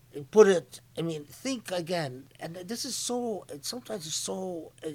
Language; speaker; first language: English; non-native, fluent; Arabic